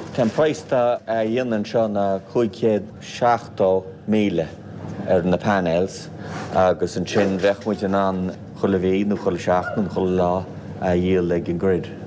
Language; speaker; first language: Irish; native; Irish